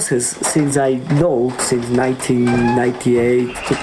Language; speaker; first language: English; non-native, fluent; Spanish